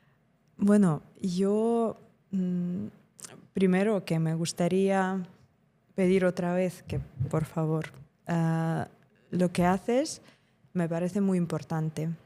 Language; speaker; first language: Spanish; non-native, fluent; Ukrainian